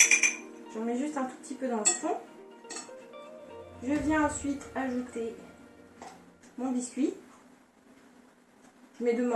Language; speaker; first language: French; native; French